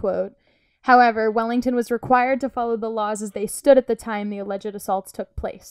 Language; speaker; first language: English; native; English